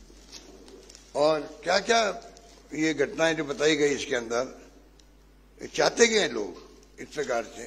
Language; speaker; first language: Hindi; native; Hindi